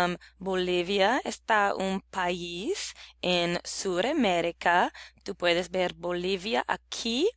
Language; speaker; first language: Spanish; non-native, learner; English